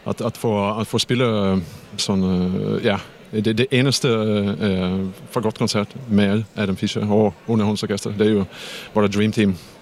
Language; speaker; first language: Danish; non-native, fluent; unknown